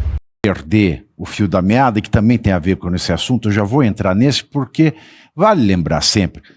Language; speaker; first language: Portuguese; native; Portuguese